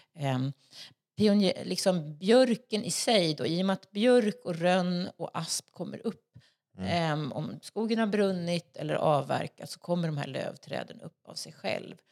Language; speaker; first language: Swedish; native; Swedish